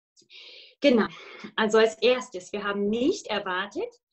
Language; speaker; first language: German; non-native, fluent; English